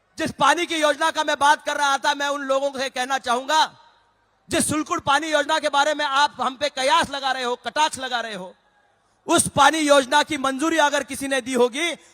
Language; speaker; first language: Hindi; non-native, local second language; Marathi